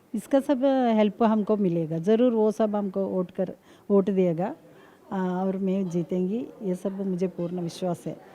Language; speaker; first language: Hindi; non-native, local second language; Malayalam